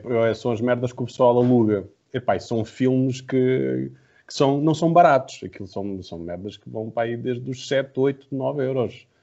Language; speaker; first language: Portuguese; native; Portuguese